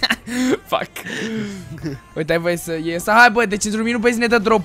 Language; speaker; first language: Romanian; native; Romanian